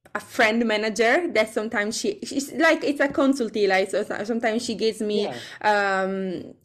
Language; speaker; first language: English; non-native, fluent; Italian